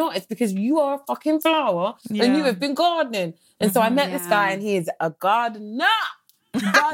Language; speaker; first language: English; native; English